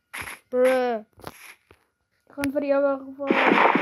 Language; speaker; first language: Dutch; non-native, learner; Afrikaans